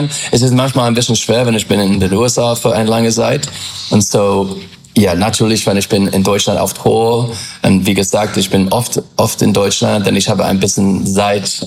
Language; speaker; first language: German; non-native, learner; English